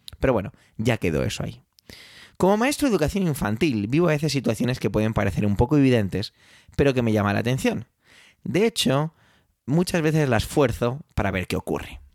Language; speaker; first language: Spanish; early bilingual, other home language; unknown